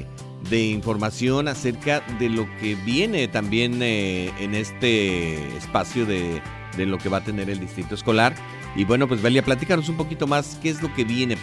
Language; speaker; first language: Spanish; native; Spanish